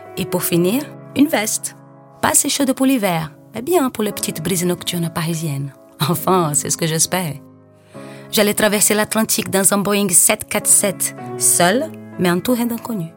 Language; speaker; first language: French; non-native, fluent; Portuguese